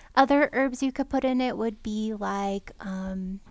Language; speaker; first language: English; native; English